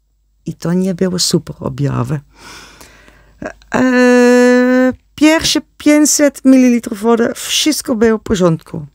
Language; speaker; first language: Polish; non-native, learner; Dutch